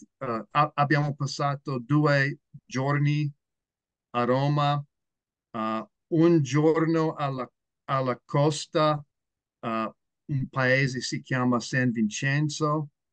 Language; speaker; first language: Italian; non-native, learner; English